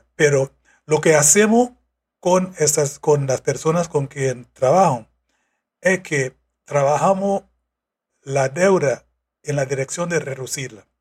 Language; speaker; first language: Spanish; non-native, fluent; English